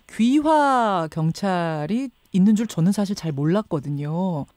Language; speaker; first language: Korean; native; Korean